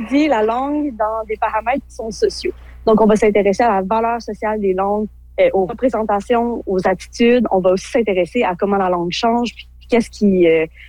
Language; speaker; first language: French; native; French